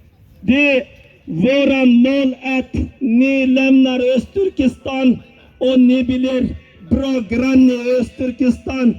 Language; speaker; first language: Swedish; non-native, learner; Uyghur